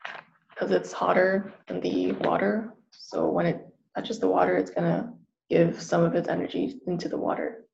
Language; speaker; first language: English; native; English